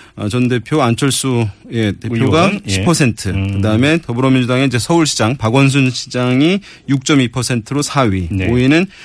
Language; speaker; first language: Korean; native; Korean